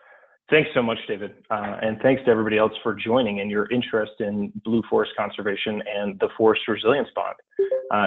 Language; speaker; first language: English; native; English